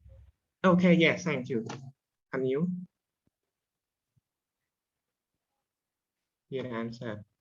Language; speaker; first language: English; non-native, learner; Khmer